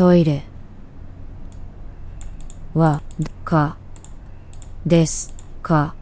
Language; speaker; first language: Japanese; non-native, learner; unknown